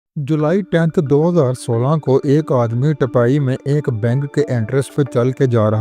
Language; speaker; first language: Hindi; native; Hindi